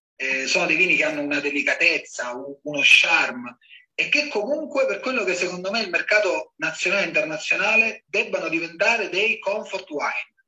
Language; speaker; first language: Italian; native; Italian